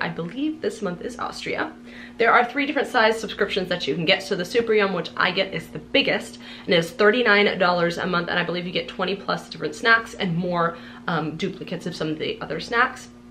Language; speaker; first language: English; native; English